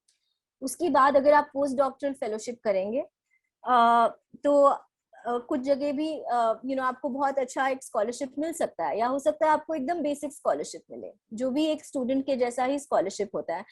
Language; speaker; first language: Hindi; native; Hindi